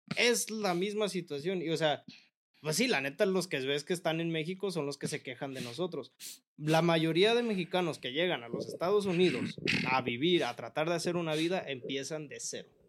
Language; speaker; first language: Spanish; early bilingual, heritage; Spanish